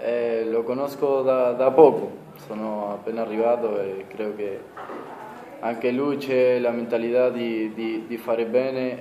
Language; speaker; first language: Italian; non-native, fluent; Spanish